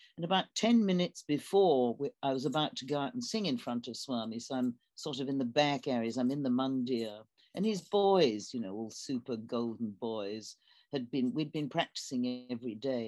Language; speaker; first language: English; native; English